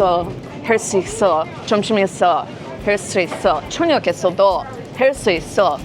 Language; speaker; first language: Korean; non-native, learner; English